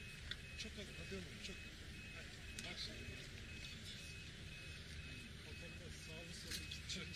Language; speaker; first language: Turkish; native; Turkish